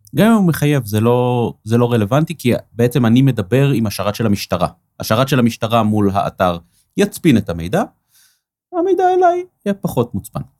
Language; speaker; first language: Hebrew; native; Hebrew